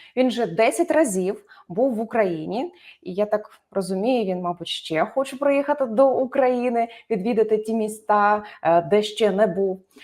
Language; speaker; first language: Ukrainian; native; Ukrainian